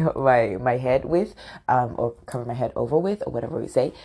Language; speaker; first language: English; native; English